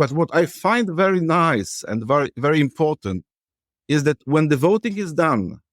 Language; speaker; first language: English; non-native, fluent; Polish